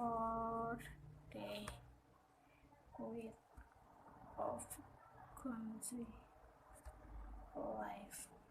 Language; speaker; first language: English; non-native, learner; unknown